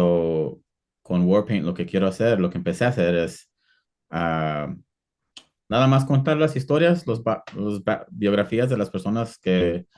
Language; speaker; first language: Spanish; early bilingual, heritage; Spanish